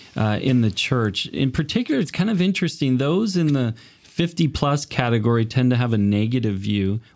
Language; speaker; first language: English; native; English